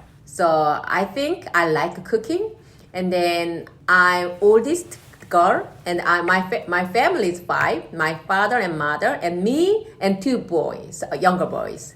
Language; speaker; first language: English; non-native, learner; Korean